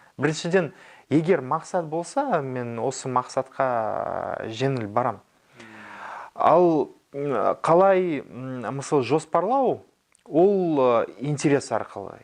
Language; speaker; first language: Kazakh; non-native, local second language; Russian